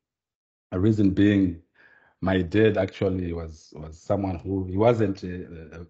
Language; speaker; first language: English; non-native, local second language; Shona